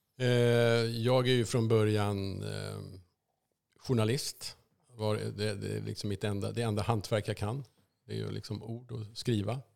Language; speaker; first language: Swedish; native; Swedish